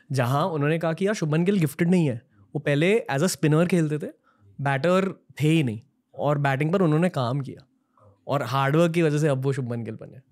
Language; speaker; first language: Hindi; native; Hindi